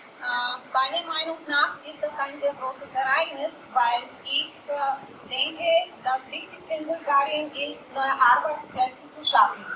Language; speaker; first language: German; non-native, fluent; Bulgarian